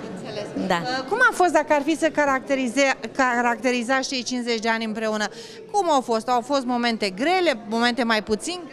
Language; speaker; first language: Romanian; native; Romanian